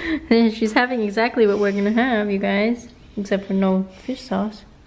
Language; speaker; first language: English; native; English